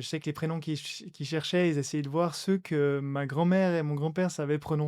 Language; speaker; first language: French; native; French